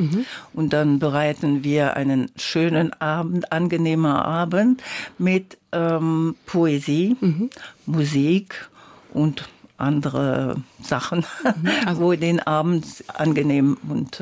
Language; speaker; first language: German; non-native, learner; French